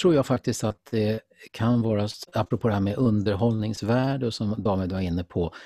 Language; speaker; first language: Swedish; native; Swedish